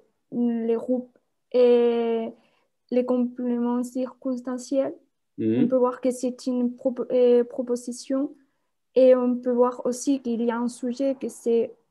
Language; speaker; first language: French; non-native, fluent; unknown